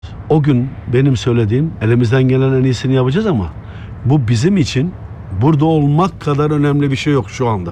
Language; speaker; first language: Turkish; native; Turkish